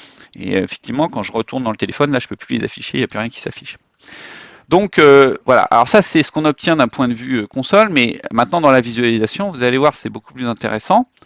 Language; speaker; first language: French; native; French